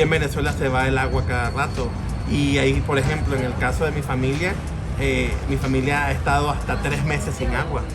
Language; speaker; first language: Spanish; native; Spanish